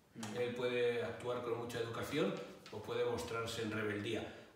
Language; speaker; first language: Spanish; native; Spanish